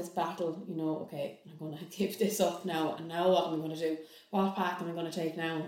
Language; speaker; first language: English; native; English